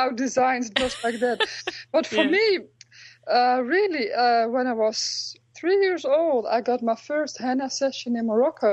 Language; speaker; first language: English; non-native, fluent; Dutch